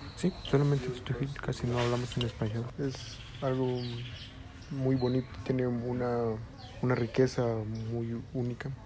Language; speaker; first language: Spanish; non-native, local second language; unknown